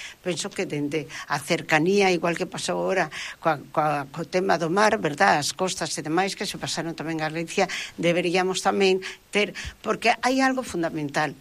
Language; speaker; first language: Galician; native; Galician